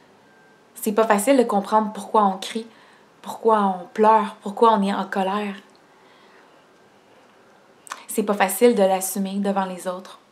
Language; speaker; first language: French; native; French